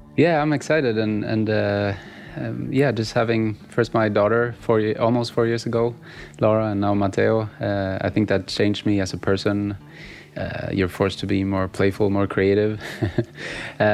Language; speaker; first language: English; non-native, fluent; Swedish